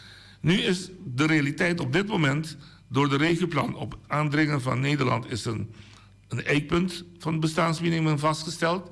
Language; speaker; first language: Dutch; non-native, local second language; Papiamento